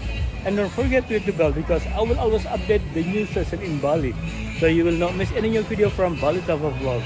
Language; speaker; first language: English; non-native, fluent; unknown